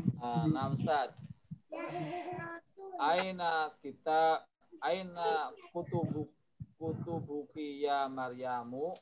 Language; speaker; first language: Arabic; non-native, learner; Indonesian